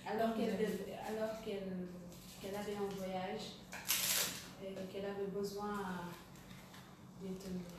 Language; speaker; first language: French; non-native, local second language; Wolof